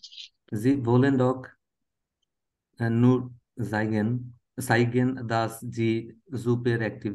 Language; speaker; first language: German; non-native, learner; Bangla